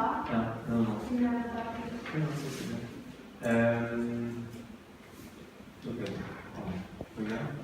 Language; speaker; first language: French; non-native, learner; Russian